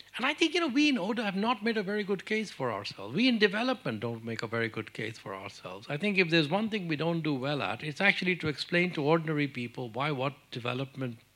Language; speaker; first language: English; non-native, local second language; Urdu